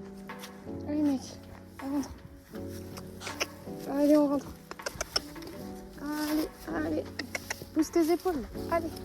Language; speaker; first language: French; native; French